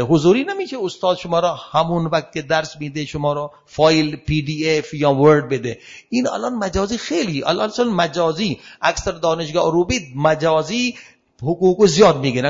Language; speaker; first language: Persian; non-native, fluent; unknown